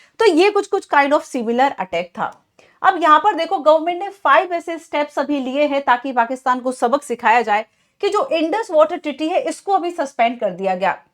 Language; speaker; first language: Hindi; native; Hindi